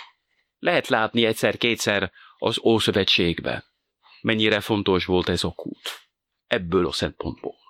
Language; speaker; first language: Hungarian; non-native, fluent; French